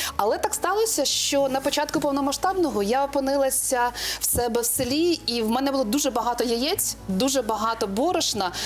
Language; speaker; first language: Ukrainian; native; Ukrainian